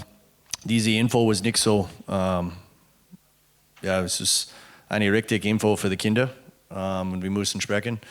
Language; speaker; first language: German; non-native, learner; English